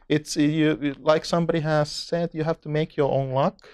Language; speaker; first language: English; non-native, fluent; Finnish